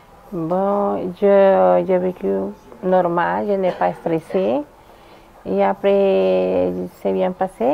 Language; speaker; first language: French; non-native, learner; Spanish